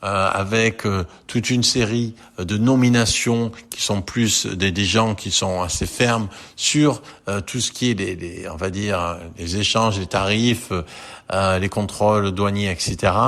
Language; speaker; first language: French; native; French